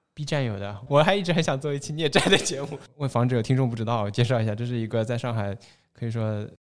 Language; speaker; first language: Chinese; non-native, local second language; Wu Chinese